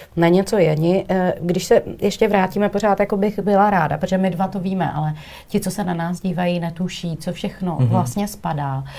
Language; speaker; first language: Czech; native; Czech